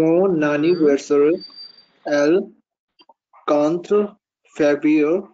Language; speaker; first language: French; non-native, learner; Hindi